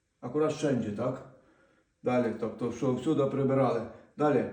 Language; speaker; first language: Polish; non-native, fluent; Ukrainian